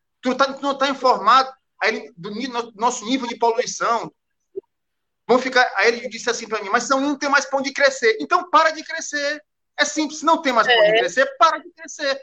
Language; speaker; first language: Portuguese; native; Portuguese